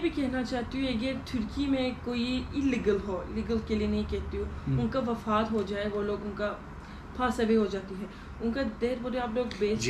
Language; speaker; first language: Hindi; non-native, learner; Turkish